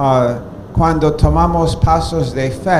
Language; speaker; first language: Spanish; non-native, fluent; English